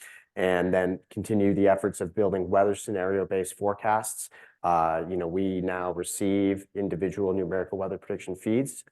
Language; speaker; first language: English; native; English